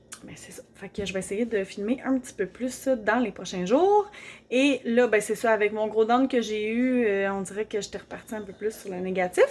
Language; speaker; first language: French; native; French